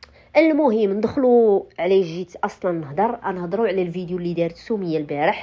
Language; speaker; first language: Arabic; native; Arabic